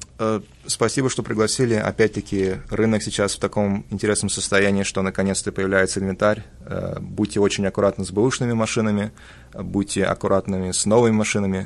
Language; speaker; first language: Russian; early bilingual, heritage; Russian